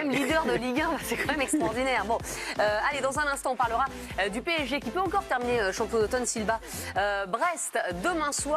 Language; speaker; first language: French; native; French